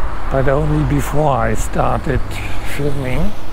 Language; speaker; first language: English; non-native, fluent; German